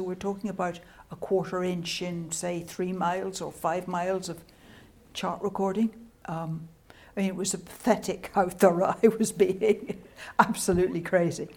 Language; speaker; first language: English; native; English